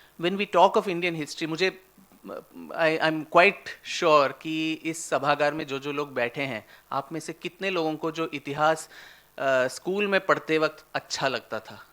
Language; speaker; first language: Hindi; non-native, local second language; Marathi